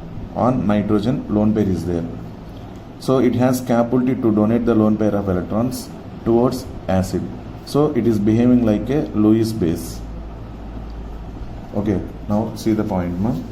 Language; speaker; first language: English; non-native, local second language; Telugu